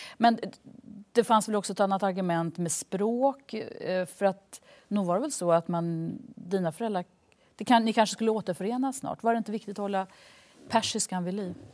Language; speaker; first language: Swedish; native; Swedish